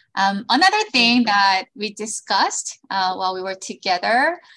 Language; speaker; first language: English; early bilingual, other home language; Korean